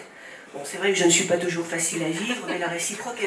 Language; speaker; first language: French; native; French